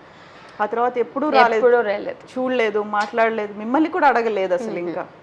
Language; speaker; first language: Telugu; native; Telugu